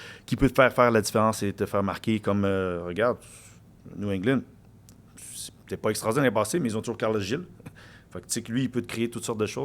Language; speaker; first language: French; native; French